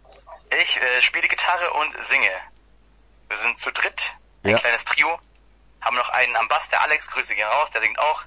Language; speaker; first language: German; native; German